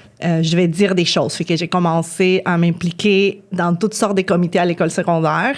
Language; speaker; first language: French; non-native, fluent; Spanish